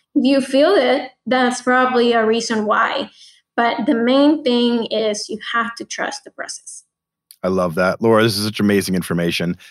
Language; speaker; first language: English; non-native, fluent; Spanish